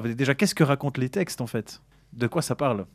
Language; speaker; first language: French; native; French